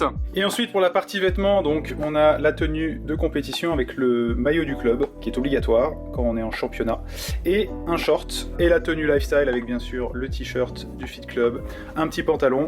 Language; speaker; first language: French; native; French